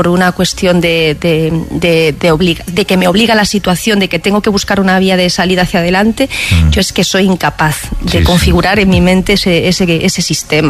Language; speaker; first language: Spanish; native; Spanish